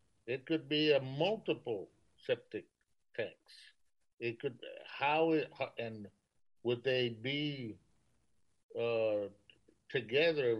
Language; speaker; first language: English; early bilingual, other home language; Spanish